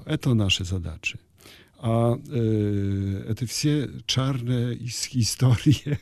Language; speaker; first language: Ukrainian; non-native, learner; Polish